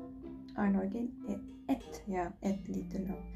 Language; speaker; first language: Norwegian; non-native, learner; German